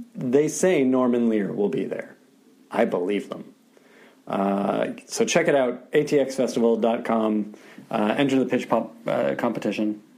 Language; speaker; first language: English; native; English